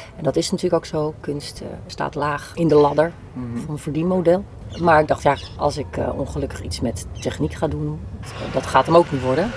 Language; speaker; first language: Dutch; native; Dutch